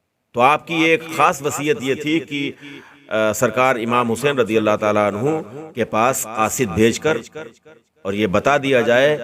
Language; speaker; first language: Urdu; native; Urdu